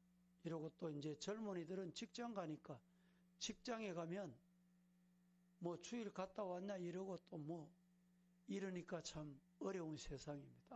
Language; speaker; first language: Korean; native; Korean